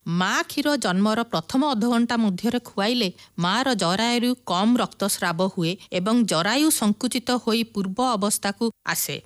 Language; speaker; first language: Odia; native; Odia